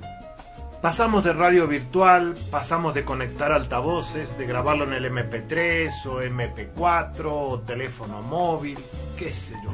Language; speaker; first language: Spanish; native; Spanish